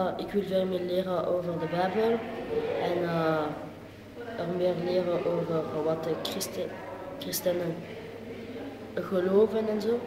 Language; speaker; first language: Dutch; non-native, local second language; Arabic